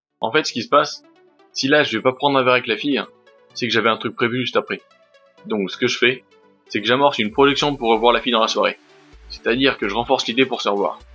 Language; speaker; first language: French; native; French